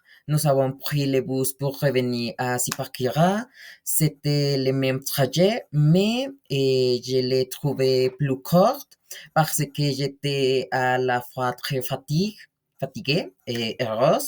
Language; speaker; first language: French; non-native, learner; Spanish